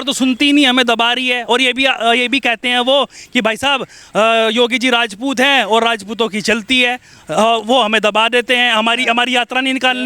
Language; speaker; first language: Hindi; native; Hindi